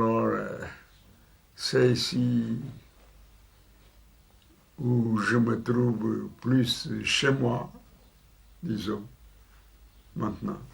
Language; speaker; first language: French; non-native, fluent; Portuguese